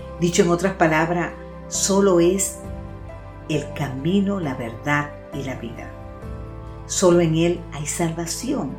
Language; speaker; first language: Spanish; native; Spanish